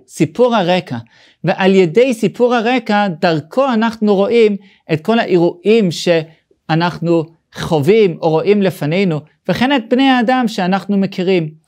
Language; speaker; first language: Hebrew; non-native, fluent; English